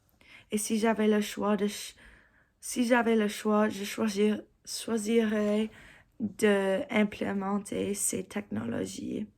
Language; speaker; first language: French; non-native, learner; English